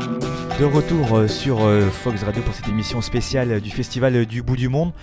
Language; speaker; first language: French; native; French